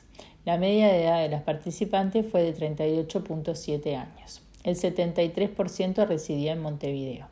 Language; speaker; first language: Spanish; native; Spanish